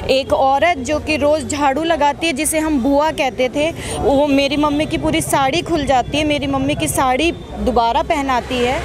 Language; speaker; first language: Hindi; native; Hindi